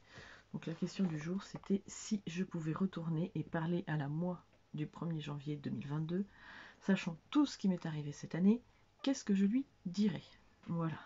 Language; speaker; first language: French; native; French